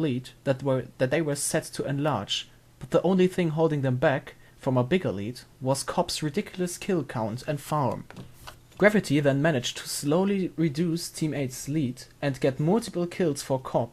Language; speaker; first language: English; non-native, fluent; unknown